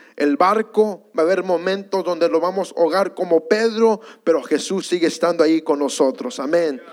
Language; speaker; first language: Spanish; early bilingual, heritage; Spanish